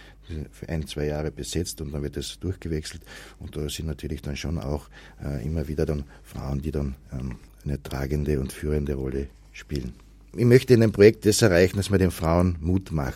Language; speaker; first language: German; native; German